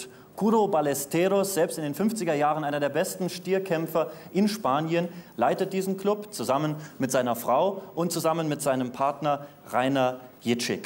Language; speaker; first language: German; native; German